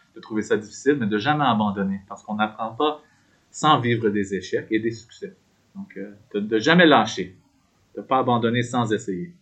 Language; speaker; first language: French; native; French